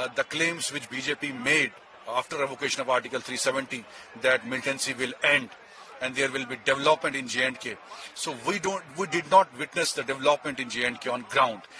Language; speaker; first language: English; non-native, local second language; Kashmiri